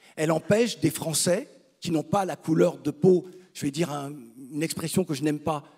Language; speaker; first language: French; native; French